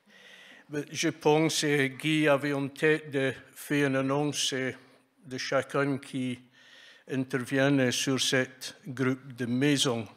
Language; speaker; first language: French; non-native, fluent; English